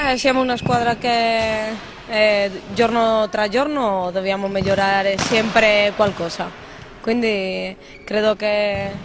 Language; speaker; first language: Italian; non-native, learner; Spanish